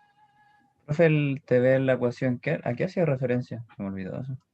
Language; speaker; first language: Spanish; native; Spanish